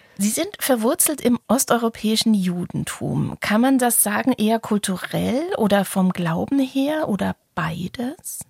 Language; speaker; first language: German; native; German